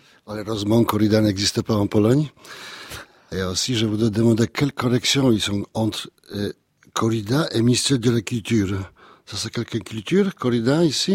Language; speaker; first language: French; non-native, learner; Polish